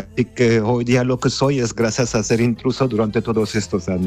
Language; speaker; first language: Spanish; non-native, fluent; Armenian